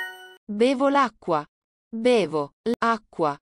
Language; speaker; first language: Italian; non-native, learner; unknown